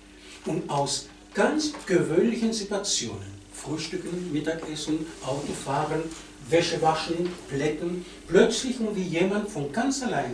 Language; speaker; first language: German; non-native, fluent; Spanish